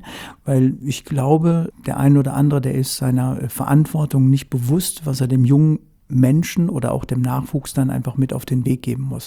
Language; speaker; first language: German; native; German